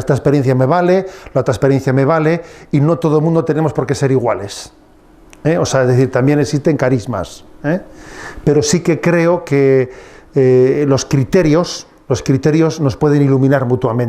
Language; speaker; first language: Spanish; native; Spanish